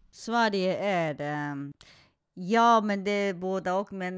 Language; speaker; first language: Swedish; non-native, fluent; Korean